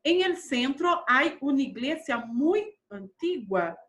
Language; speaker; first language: Spanish; non-native, fluent; Portuguese